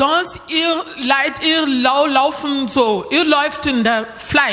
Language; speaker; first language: German; non-native, learner; French